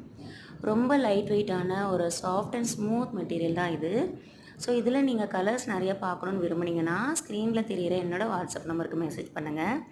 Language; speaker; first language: Tamil; native; Tamil